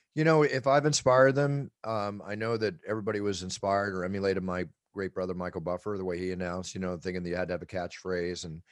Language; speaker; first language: English; native; English